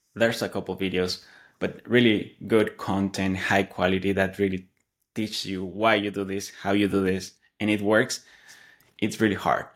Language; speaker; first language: English; non-native, fluent; Spanish